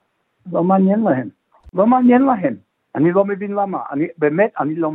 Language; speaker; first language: Hebrew; non-native, fluent; English